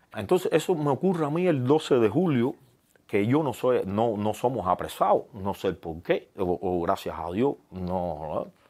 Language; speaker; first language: Spanish; native; Spanish